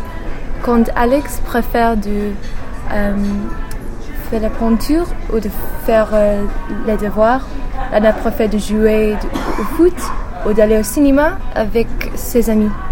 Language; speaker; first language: French; non-native, learner; English